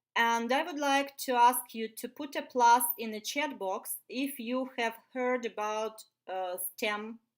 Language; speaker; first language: English; non-native, fluent; Ukrainian